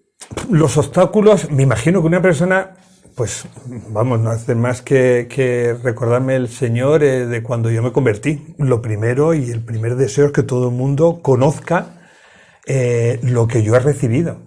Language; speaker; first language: Spanish; native; Spanish